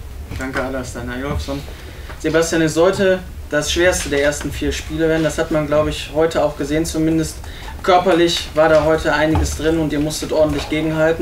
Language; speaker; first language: German; native; German